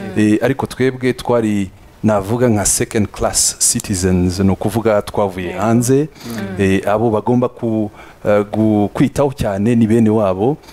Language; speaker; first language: Kinyarwanda; early bilingual, heritage; Kinyarwanda